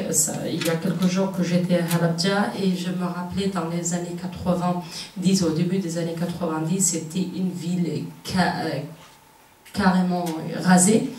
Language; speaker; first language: French; non-native, fluent; Kurdish